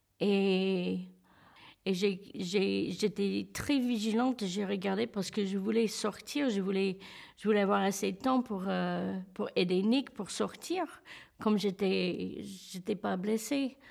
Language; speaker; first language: French; non-native, fluent; English